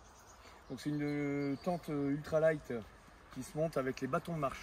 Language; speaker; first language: French; native; French